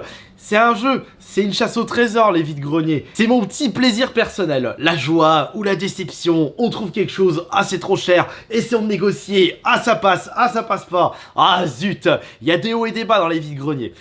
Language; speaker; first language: French; native; French